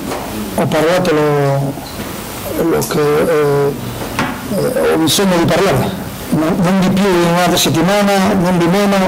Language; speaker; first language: Italian; non-native, learner; Spanish